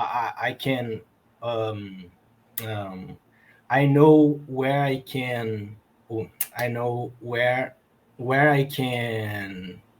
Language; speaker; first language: English; non-native, learner; Portuguese